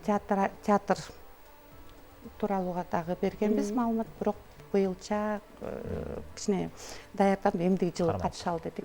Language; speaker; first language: Kyrgyz; native; Kyrgyz